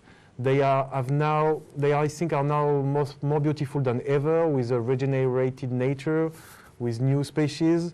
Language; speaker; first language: English; non-native, fluent; French